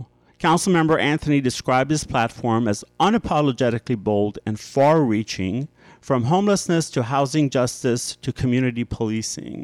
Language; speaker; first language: English; native; English